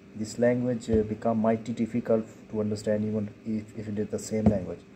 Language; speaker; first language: English; non-native, local second language; Urdu